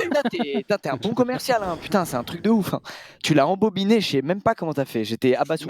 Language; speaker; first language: French; native; French